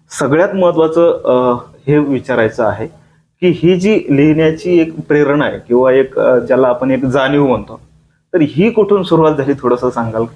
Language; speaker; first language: Marathi; native; Marathi